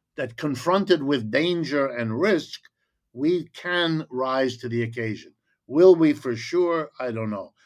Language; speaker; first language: English; native; English